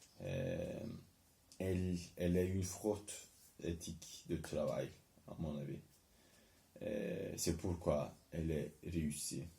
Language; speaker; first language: French; non-native, learner; Turkish